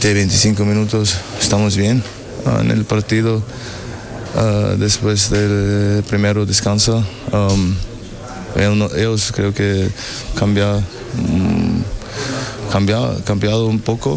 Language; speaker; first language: Spanish; non-native, learner; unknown